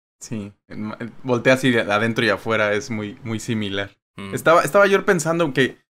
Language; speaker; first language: Spanish; native; Spanish